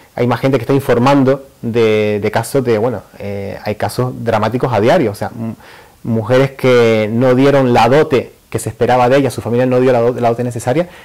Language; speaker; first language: Spanish; native; Spanish